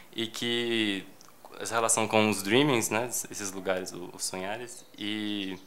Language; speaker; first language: Portuguese; native; Portuguese